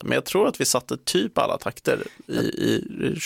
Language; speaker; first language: Swedish; native; Swedish